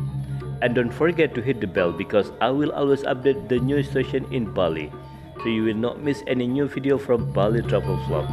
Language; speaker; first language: English; non-native, learner; Indonesian